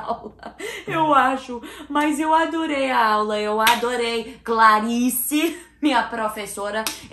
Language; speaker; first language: Portuguese; non-native, learner; English